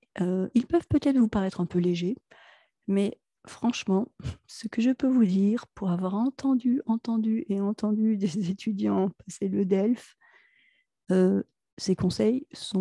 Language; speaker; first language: French; native; French